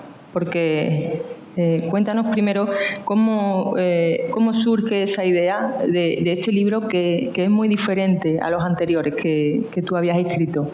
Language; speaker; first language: Spanish; native; Spanish